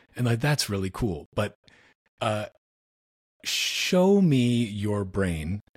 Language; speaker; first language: English; native; English